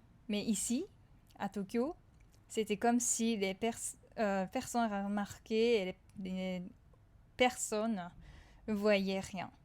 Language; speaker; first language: French; non-native, fluent; Japanese